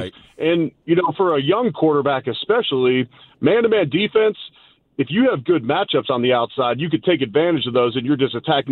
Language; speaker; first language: English; native; English